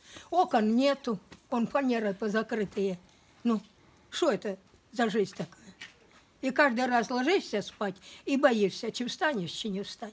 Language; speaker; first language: Russian; native; Russian